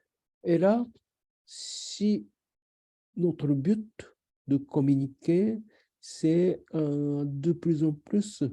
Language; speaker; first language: French; non-native, learner; Japanese